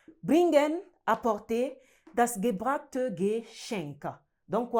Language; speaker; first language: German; non-native, learner; French